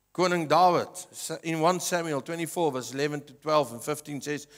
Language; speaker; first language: English; non-native, local second language; Afrikaans